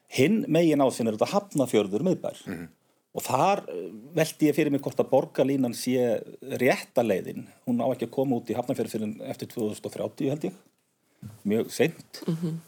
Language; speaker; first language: Icelandic; native; Icelandic